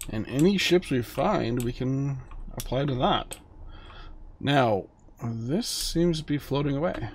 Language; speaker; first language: English; native; English